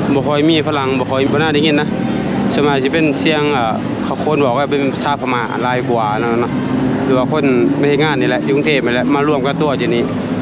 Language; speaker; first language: Thai; native; Thai